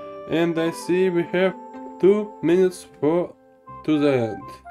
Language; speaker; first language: English; non-native, learner; Russian